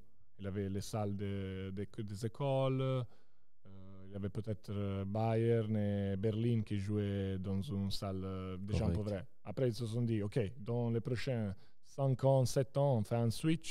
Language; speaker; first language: French; non-native, local second language; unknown